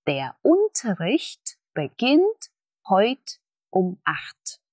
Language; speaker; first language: German; non-native, fluent; Russian